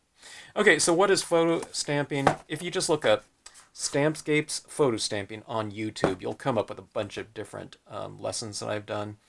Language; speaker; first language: English; native; English